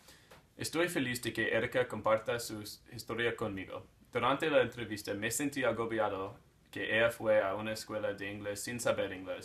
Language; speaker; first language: Spanish; non-native, learner; English